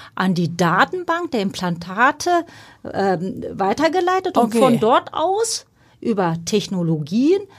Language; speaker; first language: German; non-native, fluent; Turkish